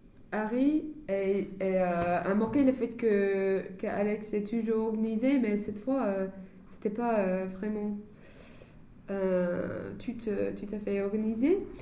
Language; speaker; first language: French; non-native, learner; English